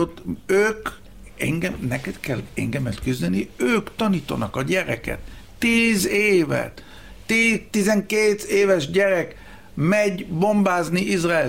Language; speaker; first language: Hungarian; early bilingual, heritage; Hebrew